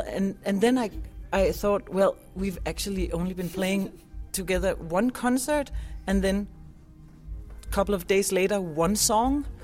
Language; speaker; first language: English; non-native, fluent; Danish